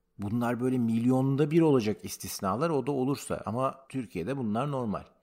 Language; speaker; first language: Turkish; native; Turkish